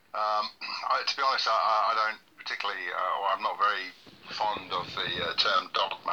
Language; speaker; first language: English; native; English